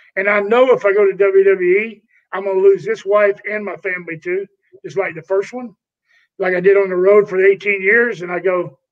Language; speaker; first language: English; native; English